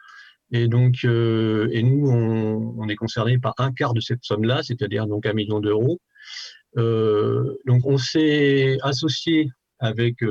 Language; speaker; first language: French; native; French